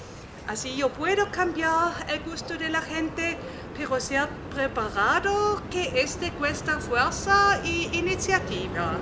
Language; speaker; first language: Spanish; non-native, fluent; German